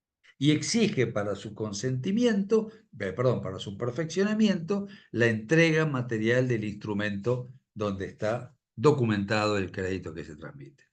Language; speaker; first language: Spanish; native; Spanish